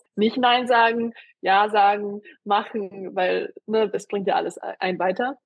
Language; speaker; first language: German; early bilingual, other home language; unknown